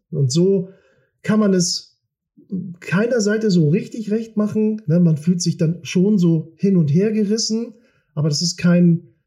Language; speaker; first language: German; early bilingual, other home language; Turkish